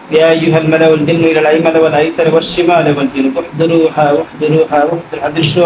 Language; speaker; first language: Arabic; non-native, fluent; Bangla